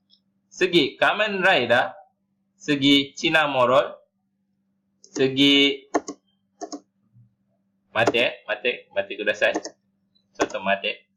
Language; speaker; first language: Japanese; non-native, learner; Malay